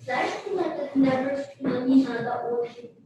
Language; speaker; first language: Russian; early bilingual, heritage; Russian